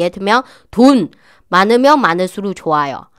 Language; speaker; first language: Korean; non-native, fluent; Chinese